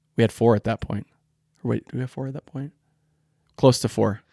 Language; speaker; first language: English; native; English